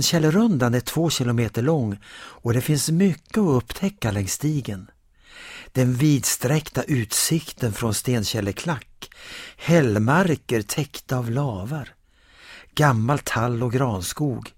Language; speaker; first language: Swedish; native; Swedish